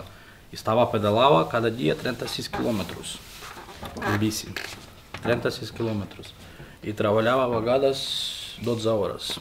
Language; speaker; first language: Catalan; non-native, learner; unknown